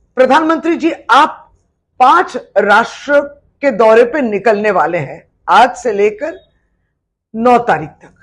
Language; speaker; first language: Hindi; non-native, local second language; Bangla